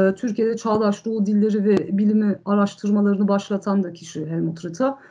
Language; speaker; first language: Turkish; early bilingual, heritage; Turkish